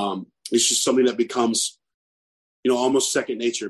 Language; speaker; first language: English; native; English